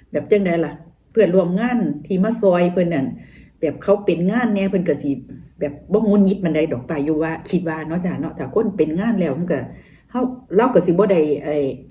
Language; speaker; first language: Thai; native; Thai